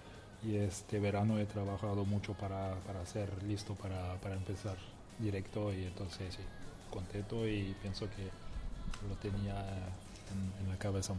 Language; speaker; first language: Spanish; non-native, fluent; French